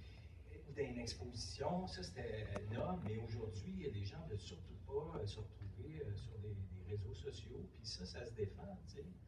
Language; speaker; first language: French; native; French